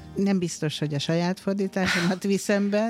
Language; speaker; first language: Hungarian; native; Hungarian